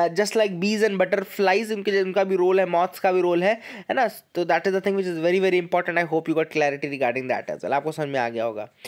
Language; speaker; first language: Hindi; native; Hindi